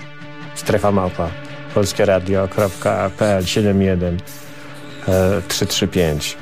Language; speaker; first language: Polish; native; Polish